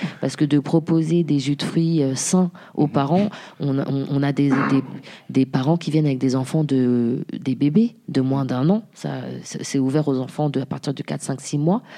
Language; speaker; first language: French; early bilingual, other home language; Haitian Creole